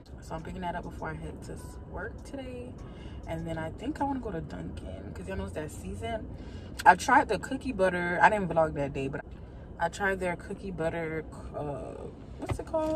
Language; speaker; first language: English; native; English